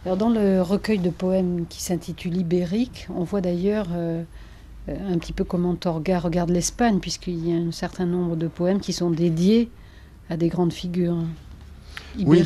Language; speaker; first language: French; native; French